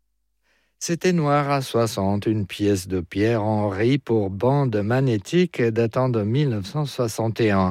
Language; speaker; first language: French; non-native, fluent; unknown